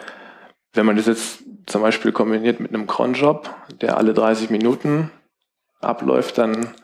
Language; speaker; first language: German; native; German